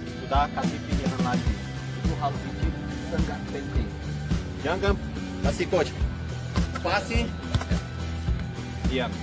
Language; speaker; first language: Indonesian; non-native, fluent; Portuguese